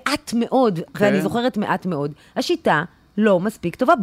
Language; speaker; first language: Hebrew; native; Hebrew